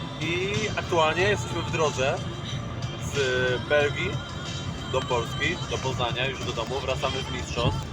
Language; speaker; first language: Polish; native; Polish